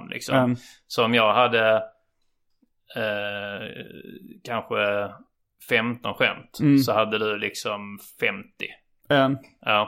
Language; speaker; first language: Swedish; native; Swedish